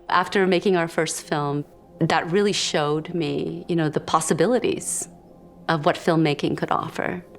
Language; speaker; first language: English; early bilingual, other home language; Khmer